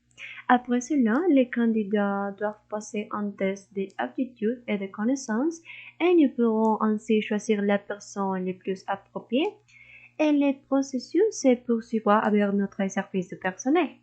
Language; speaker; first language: French; non-native, learner; Spanish